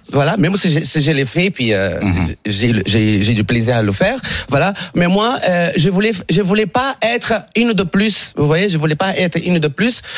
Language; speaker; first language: French; non-native, fluent; Portuguese